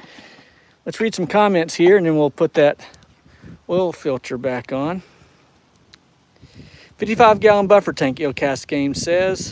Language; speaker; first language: English; native; English